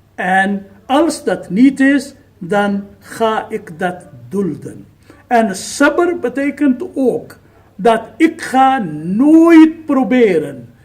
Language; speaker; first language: Dutch; non-native, fluent; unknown